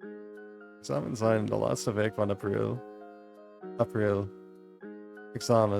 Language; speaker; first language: Dutch; non-native, learner; English